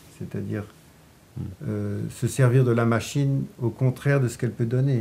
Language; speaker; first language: French; native; French